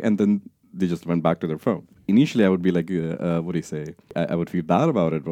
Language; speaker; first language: English; non-native, local second language; Punjabi